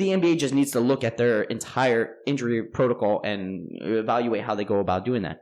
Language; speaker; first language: English; native; English